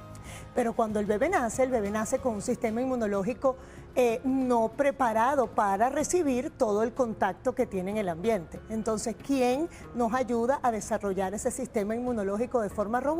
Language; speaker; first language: Spanish; native; Spanish